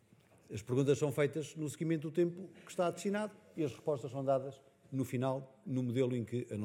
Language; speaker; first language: Portuguese; native; Portuguese